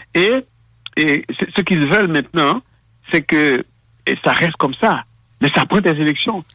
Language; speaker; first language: French; non-native, local second language; Haitian Creole